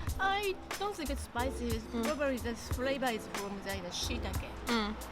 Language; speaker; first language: English; non-native, fluent; Japanese